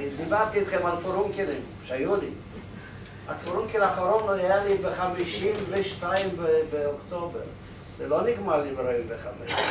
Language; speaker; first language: Hebrew; non-native, fluent; Polish